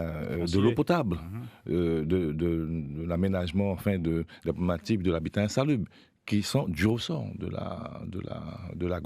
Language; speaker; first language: French; native; French